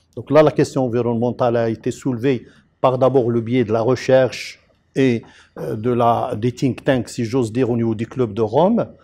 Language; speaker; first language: French; non-native, local second language; Arabic